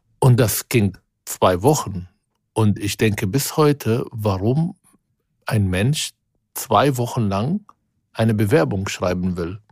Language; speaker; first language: German; non-native, fluent; Arabic